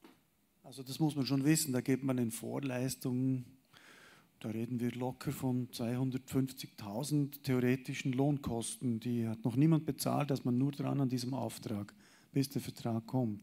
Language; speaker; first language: German; native; German